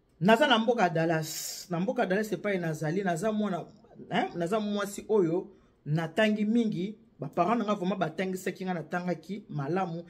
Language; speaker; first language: Lingala; native; Lingala